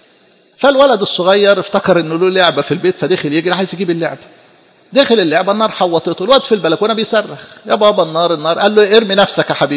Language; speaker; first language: Arabic; native; Arabic